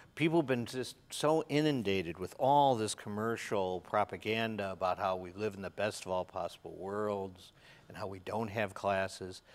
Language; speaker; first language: English; native; English